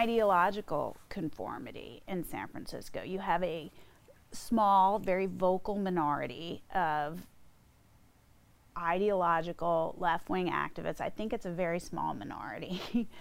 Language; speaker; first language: English; native; English